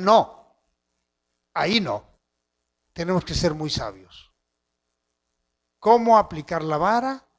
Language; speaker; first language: Spanish; native; Spanish